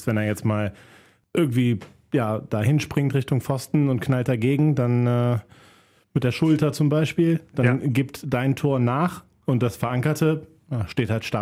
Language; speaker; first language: German; native; German